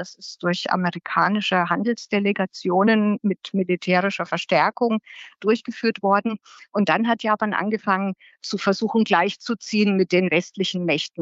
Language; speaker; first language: German; native; German